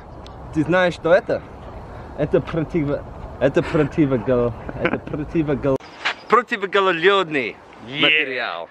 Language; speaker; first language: Russian; non-native, learner; English